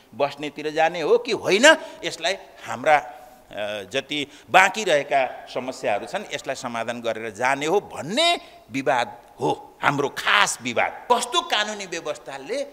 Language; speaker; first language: Nepali; native; Nepali